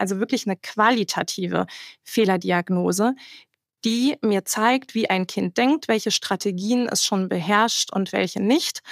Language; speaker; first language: German; native; German